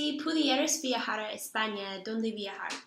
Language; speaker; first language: Spanish; non-native, learner; English